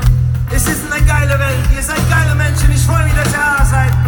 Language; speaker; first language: German; non-native, fluent; English